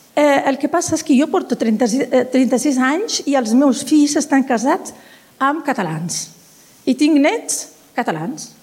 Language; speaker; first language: Catalan; non-native, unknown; Berber languages